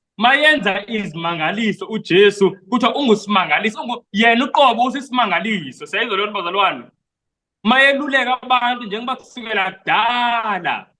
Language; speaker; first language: Zulu; non-native, local second language; Xhosa